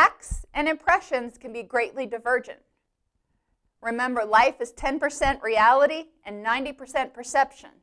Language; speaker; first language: English; native; English